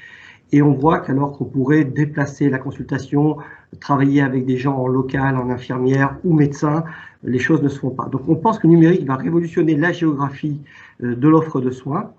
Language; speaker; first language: French; native; French